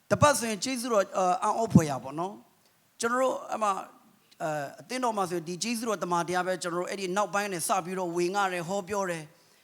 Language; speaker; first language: Burmese; non-native, local second language; Kachin